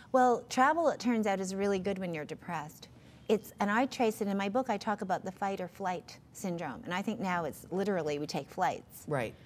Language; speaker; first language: English; native; English